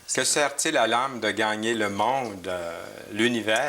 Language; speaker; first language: French; native; French